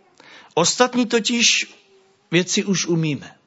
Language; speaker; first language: Czech; native; Czech